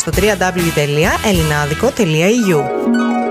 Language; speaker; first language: Greek; early bilingual, heritage; Greek